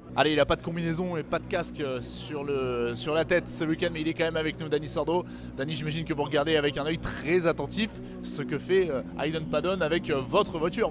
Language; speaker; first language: French; native; French